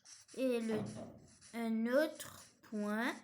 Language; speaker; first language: French; non-native, fluent; English